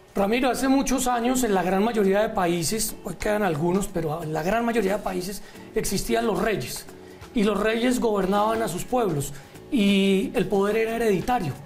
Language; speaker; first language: Spanish; native; Spanish